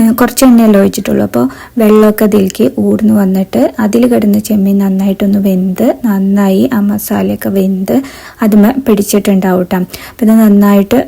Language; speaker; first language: Malayalam; native; Malayalam